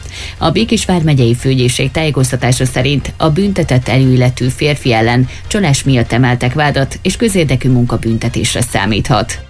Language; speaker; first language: Hungarian; native; Hungarian